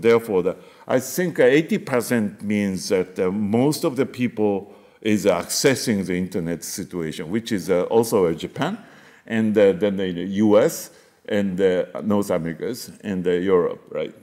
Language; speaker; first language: English; non-native, fluent; Japanese